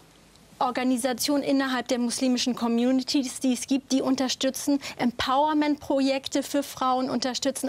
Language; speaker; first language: German; early bilingual, other home language; Turkish